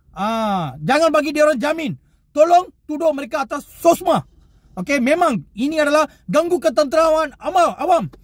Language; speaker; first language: Malay; non-native, local second language; Tamil